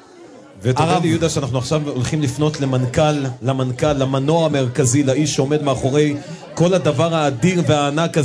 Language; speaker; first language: Hebrew; native; Hebrew